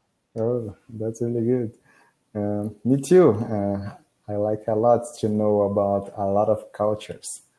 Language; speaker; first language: English; non-native, learner; Portuguese